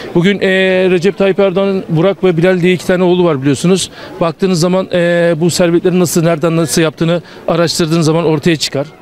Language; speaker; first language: Turkish; native; Turkish